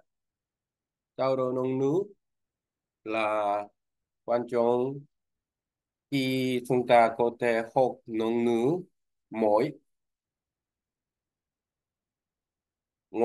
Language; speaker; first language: Vietnamese; non-native, learner; Korean